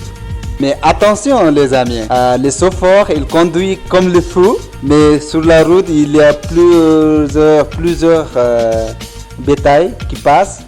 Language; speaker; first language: French; non-native, learner; Sherpa